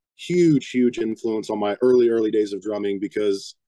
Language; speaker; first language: English; native; English